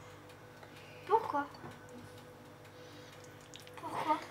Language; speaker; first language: French; non-native, local second language; Arabic